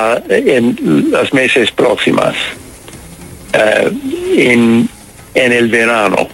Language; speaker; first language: Spanish; non-native, fluent; English